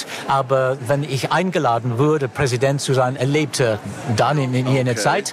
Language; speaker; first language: German; non-native, fluent; English